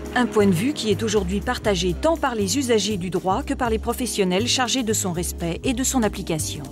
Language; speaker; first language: French; native; French